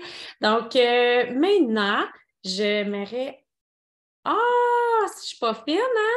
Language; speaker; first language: French; native; French